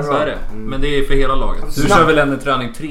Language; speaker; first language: Swedish; native; Swedish